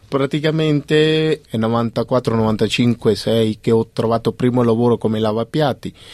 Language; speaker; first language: Italian; non-native, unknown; Punjabi